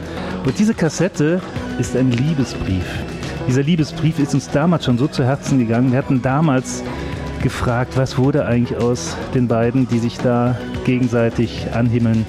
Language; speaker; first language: German; native; German